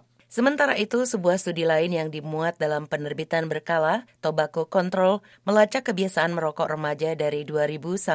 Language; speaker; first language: Indonesian; native; Indonesian